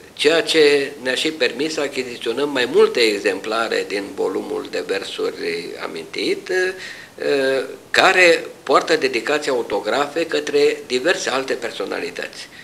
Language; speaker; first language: Romanian; native; Romanian